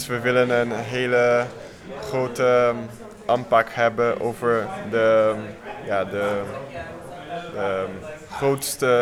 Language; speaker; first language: Dutch; non-native, learner; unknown